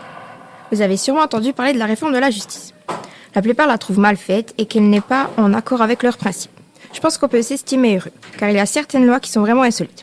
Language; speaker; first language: French; native; French